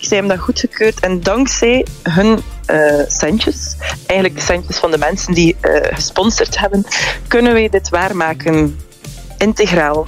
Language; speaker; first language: Dutch; native; Dutch